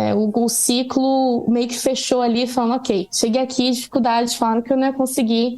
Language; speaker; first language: Portuguese; native; Portuguese